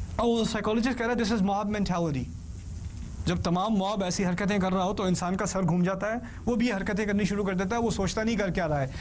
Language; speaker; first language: Urdu; early bilingual, heritage; Urdu